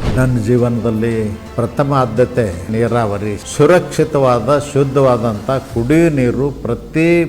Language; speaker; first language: Kannada; native; Kannada